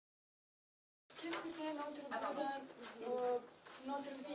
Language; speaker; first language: French; non-native, learner; Romanian